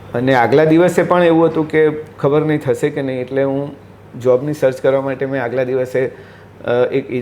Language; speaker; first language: Gujarati; native; Gujarati